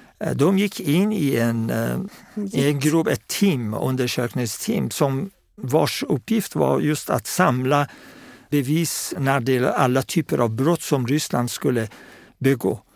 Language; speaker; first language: Swedish; non-native, fluent; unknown